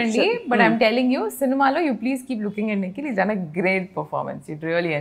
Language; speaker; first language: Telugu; non-native, learner; Kannada